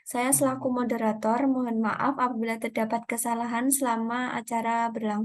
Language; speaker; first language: Indonesian; native; Indonesian